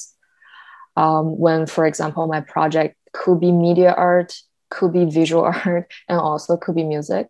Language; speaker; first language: English; non-native, fluent; Chinese